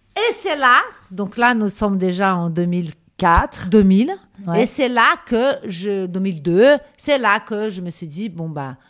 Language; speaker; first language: French; non-native, fluent; Portuguese